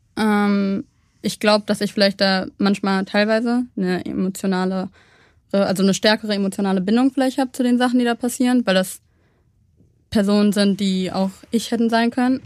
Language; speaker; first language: German; native; German